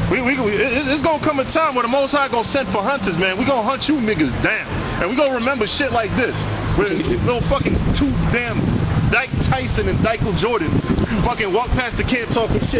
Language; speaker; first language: English; early bilingual, other home language; Spanish